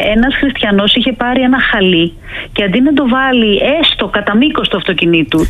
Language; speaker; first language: Greek; native; Greek